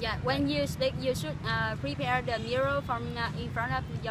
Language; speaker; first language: English; non-native, learner; Vietnamese